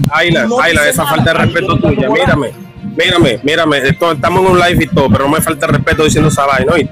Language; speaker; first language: Spanish; native; Spanish